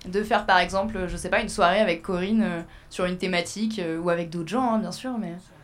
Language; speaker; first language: French; native; French